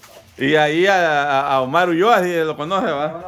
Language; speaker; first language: Spanish; native; Spanish